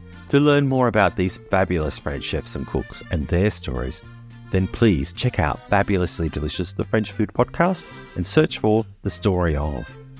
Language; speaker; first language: English; native; English